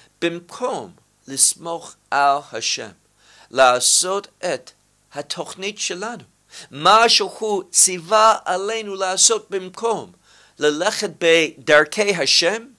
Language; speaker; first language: Hebrew; non-native, fluent; English